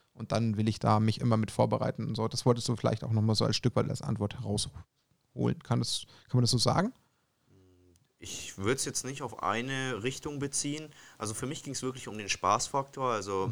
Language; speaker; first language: German; native; German